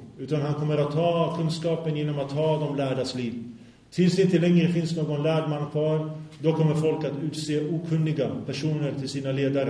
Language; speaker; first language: Swedish; early bilingual, other home language; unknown